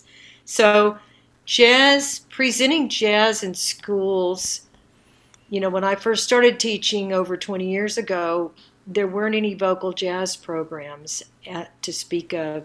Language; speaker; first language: English; native; English